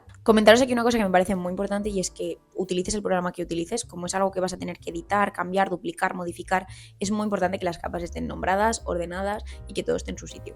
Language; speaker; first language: Spanish; native; Spanish